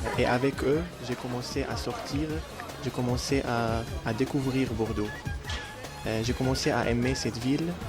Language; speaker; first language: French; non-native, fluent; Arabic